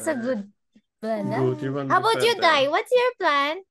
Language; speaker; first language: English; non-native, learner; Cebuano